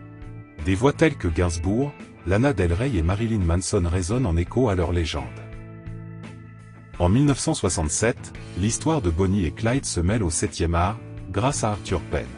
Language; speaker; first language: French; native; French